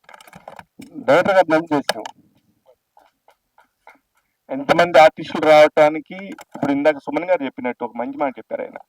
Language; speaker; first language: Telugu; native; Telugu